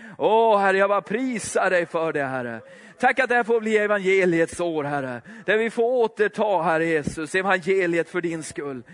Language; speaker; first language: Swedish; native; Swedish